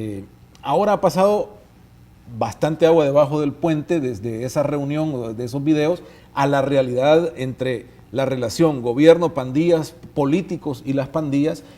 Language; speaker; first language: Spanish; native; Spanish